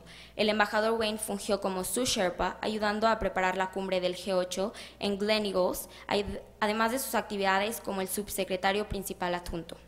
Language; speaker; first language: Spanish; native; Spanish